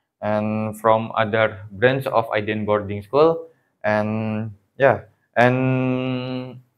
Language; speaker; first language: English; non-native, learner; Indonesian